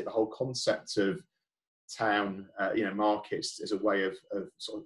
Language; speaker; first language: English; native; English